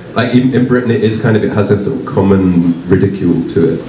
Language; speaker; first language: English; native; English